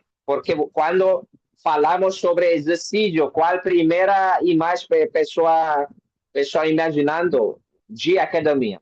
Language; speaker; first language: Portuguese; non-native, learner; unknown